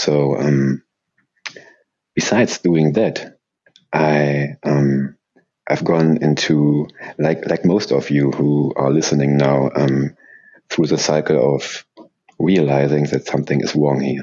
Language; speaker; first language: English; non-native, fluent; German